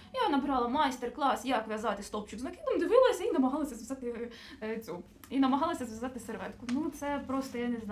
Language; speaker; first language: Ukrainian; non-native, local second language; Russian